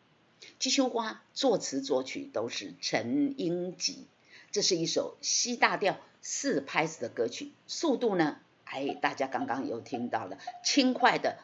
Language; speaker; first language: Chinese; non-native, local second language; Min Nan Chinese